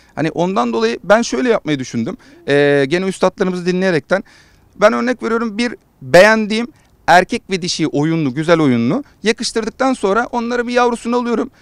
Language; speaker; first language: Turkish; native; Turkish